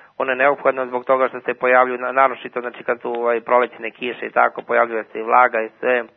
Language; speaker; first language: Serbian; native; Serbian